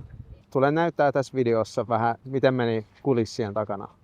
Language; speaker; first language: Finnish; non-native, fluent; Swedish